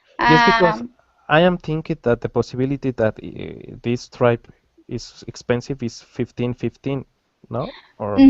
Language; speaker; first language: English; non-native, learner; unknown